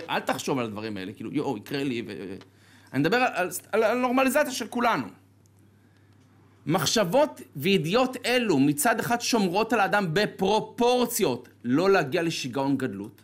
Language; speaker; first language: Hebrew; native; Hebrew